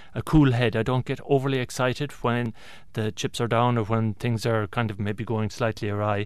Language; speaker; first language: English; native; English